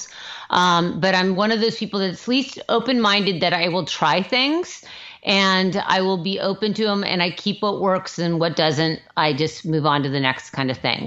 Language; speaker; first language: English; native; English